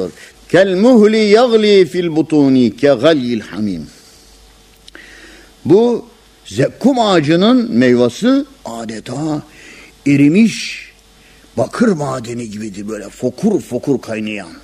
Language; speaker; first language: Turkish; native; Turkish